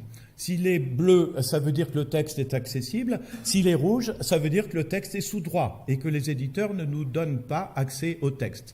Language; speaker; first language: French; native; French